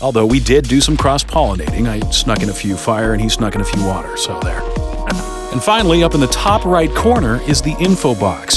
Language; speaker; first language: English; native; English